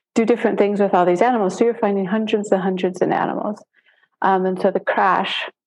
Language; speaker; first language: English; native; English